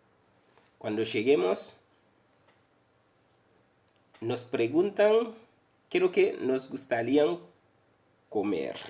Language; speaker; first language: Spanish; non-native, fluent; Haitian Creole